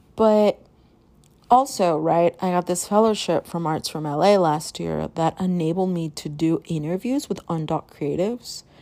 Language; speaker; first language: English; early bilingual, other home language; Spanish